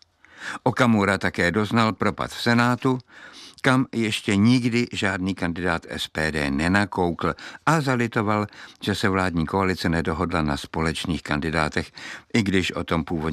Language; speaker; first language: Czech; native; Czech